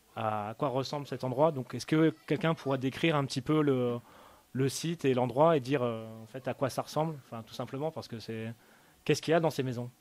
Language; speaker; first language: French; native; French